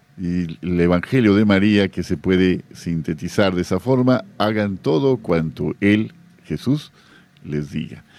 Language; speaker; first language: Spanish; native; Spanish